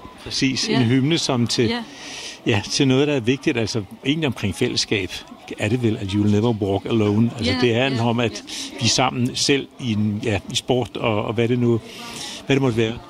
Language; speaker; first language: Danish; native; Danish